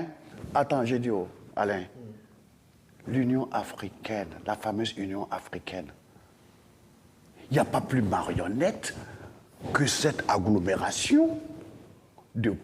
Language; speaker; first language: French; non-native, local second language; Dyula